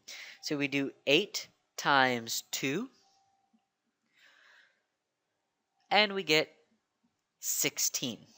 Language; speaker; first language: English; native; English